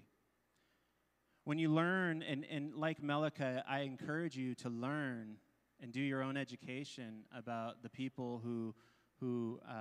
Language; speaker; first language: English; native; English